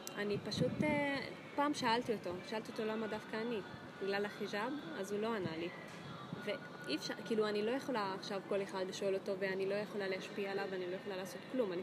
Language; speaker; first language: Hebrew; non-native, local second language; Arabic